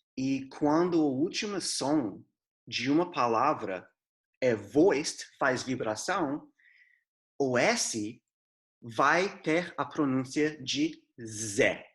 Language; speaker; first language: Portuguese; non-native, fluent; English